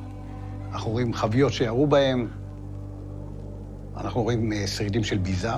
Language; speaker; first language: Hebrew; native; Hebrew